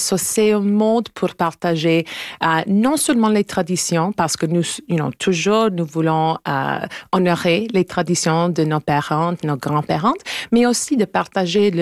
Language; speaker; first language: French; non-native, local second language; English